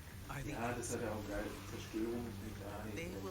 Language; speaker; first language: German; native; German